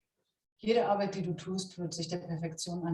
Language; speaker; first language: German; native; German